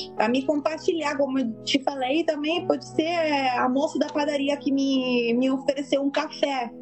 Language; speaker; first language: Portuguese; non-native, fluent; Italian